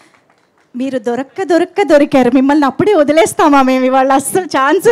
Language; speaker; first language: Telugu; native; Telugu